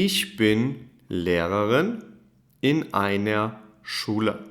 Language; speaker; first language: German; non-native, fluent; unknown